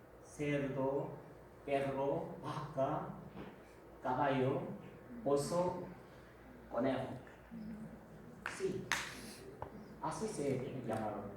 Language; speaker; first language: Spanish; non-native, fluent; Korean